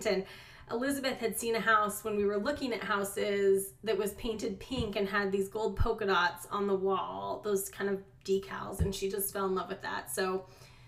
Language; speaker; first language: English; native; English